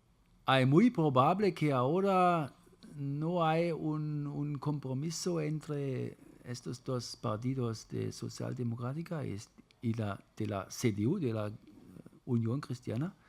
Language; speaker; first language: Spanish; non-native, fluent; German